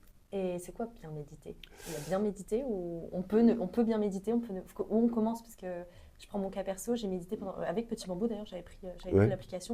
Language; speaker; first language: French; native; French